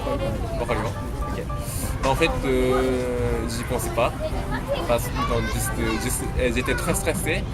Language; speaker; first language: French; non-native, learner; Japanese